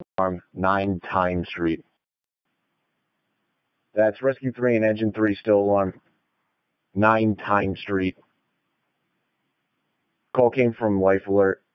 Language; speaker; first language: English; native; English